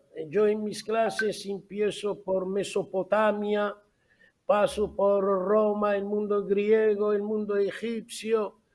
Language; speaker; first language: Spanish; non-native, fluent; Arabic